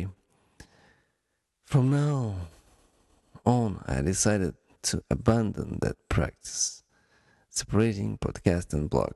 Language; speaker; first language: English; non-native, fluent; Ukrainian